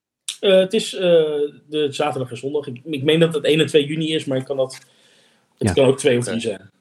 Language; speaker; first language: Dutch; native; Dutch